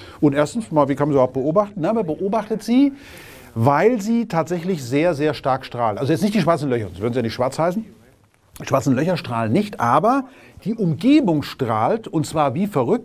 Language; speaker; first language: German; native; German